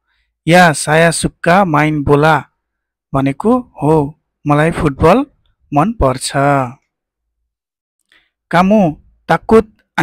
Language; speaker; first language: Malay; non-native, fluent; Nepali